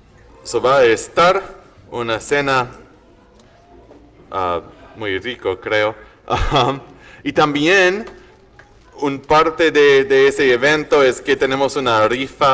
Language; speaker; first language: Spanish; non-native, learner; English